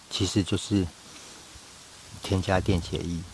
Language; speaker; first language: Chinese; native; Chinese